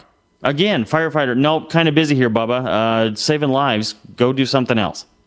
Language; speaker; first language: English; native; English